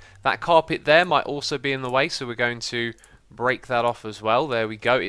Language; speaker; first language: English; native; English